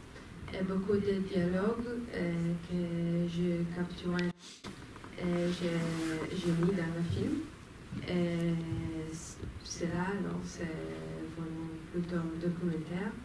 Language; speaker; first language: French; non-native, fluent; Hebrew